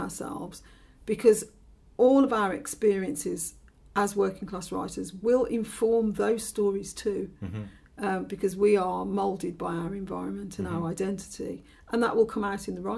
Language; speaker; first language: English; native; English